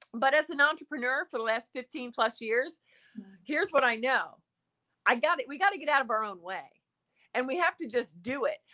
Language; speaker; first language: English; native; English